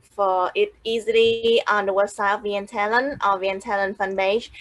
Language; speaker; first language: English; non-native, fluent; Vietnamese